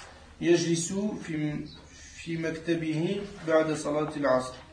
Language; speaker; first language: Arabic; non-native, learner; French